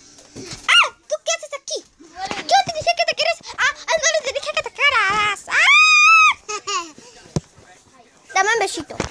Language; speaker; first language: Spanish; early bilingual, heritage; Spanish